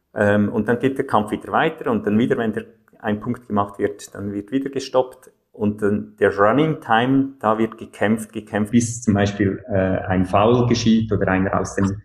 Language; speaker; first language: German; native; German